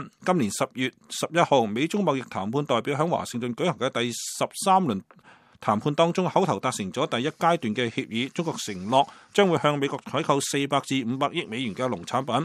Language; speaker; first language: Chinese; non-native, local second language; Cantonese